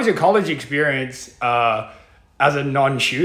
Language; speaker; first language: English; native; English